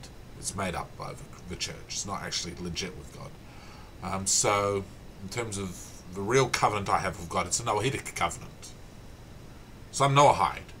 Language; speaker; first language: English; native; English